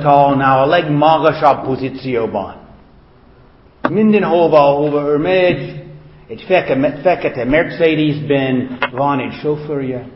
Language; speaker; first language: Hungarian; non-native, fluent; English